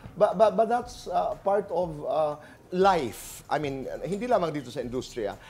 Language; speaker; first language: Filipino; non-native, local second language; Cebuano